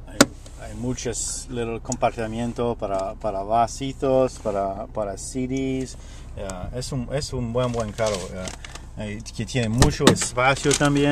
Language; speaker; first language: Spanish; non-native, learner; French